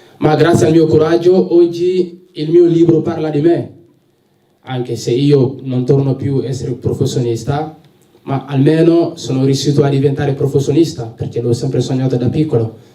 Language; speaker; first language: Italian; non-native, fluent; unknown